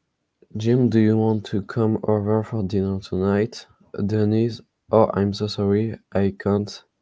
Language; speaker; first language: English; non-native, learner; French